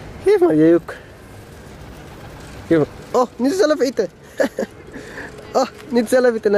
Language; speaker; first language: Dutch; non-native, learner; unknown